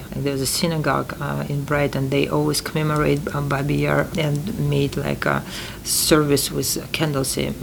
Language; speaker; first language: English; non-native, fluent; Uzbek